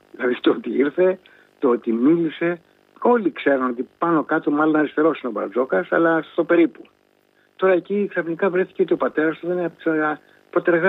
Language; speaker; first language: Greek; native; Greek